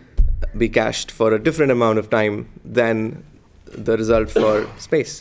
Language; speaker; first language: English; non-native, local second language; Hindi